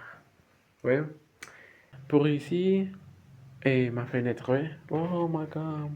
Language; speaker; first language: French; non-native, learner; Spanish